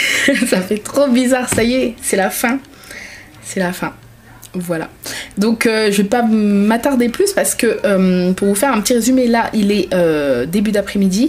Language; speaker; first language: French; native; French